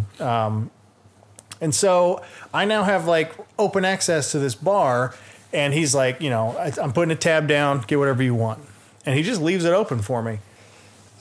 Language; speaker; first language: English; native; English